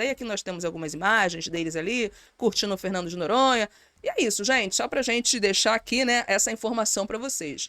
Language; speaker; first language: Portuguese; native; Portuguese